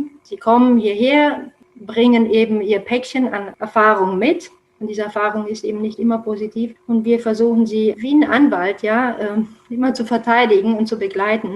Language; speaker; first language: German; non-native, fluent; Romanian